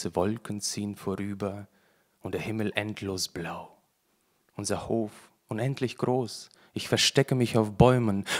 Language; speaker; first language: German; early bilingual, other home language; Russian